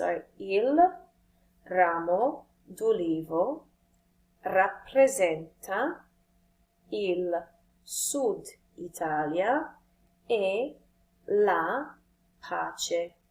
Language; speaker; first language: Italian; non-native, fluent; English